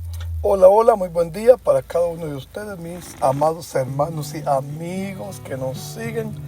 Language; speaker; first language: Spanish; native; Spanish